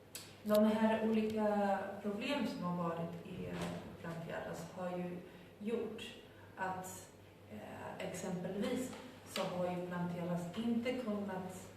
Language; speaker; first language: Swedish; non-native, fluent; Spanish